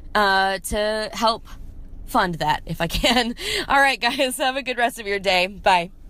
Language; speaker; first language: English; native; English